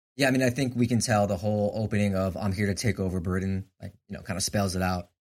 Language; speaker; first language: English; native; English